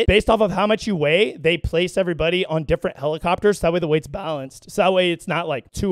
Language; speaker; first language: English; native; English